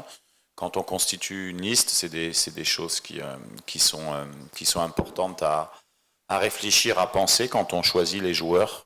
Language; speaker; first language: French; native; French